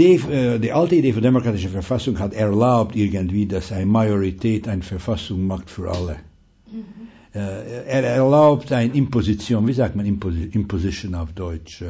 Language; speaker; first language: German; non-native, fluent; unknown